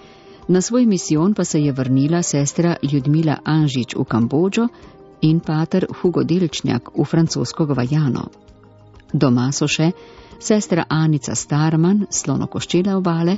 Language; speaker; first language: Slovenian; native; Slovenian